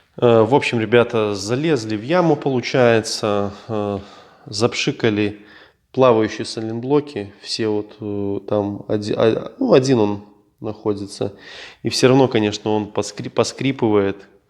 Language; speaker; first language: Russian; native; Russian